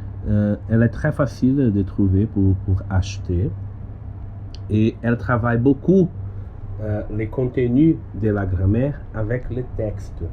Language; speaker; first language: French; non-native, learner; Portuguese